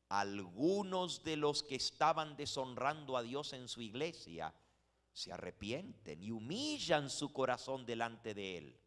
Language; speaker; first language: Spanish; native; Spanish